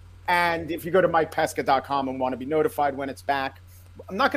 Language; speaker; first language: English; native; English